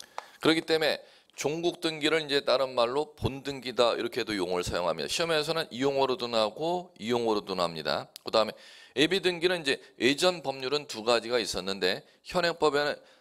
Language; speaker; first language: Korean; native; Korean